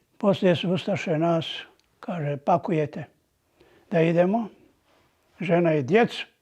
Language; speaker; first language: Bosnian; native; Bosnian